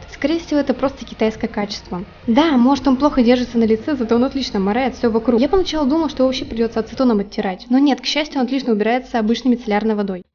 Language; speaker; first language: Russian; native; Russian